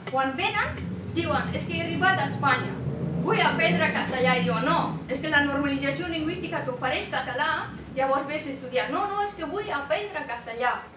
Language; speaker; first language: Catalan; non-native, fluent; Persian